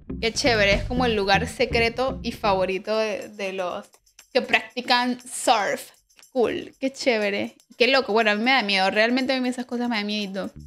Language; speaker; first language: Spanish; native; Spanish